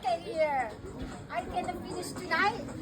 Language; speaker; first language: English; non-native, learner; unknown